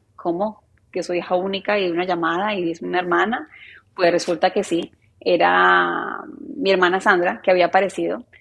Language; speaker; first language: Spanish; native; Spanish